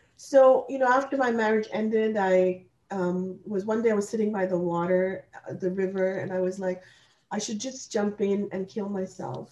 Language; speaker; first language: English; non-native, local second language; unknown